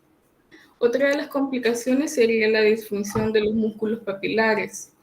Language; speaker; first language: Spanish; native; Spanish